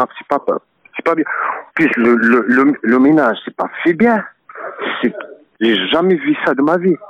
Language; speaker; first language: French; non-native, learner; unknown